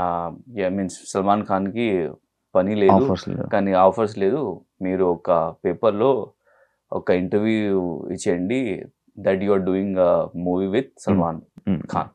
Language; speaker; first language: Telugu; non-native, learner; Hindi